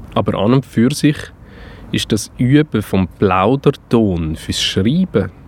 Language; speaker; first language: German; native; German